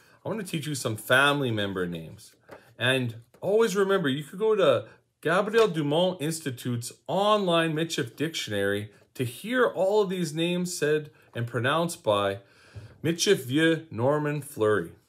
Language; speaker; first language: English; native; English